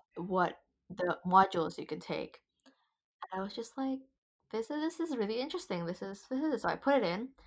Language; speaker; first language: English; non-native, fluent; Indonesian